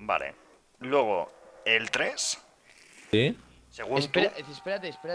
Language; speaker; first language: Spanish; native; Spanish